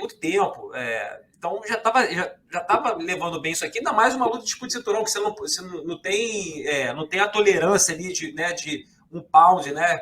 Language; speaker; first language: Portuguese; native; Portuguese